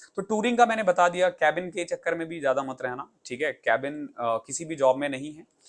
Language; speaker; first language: Hindi; native; Hindi